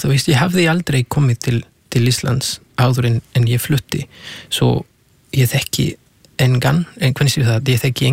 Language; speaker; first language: Icelandic; non-native, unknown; Spanish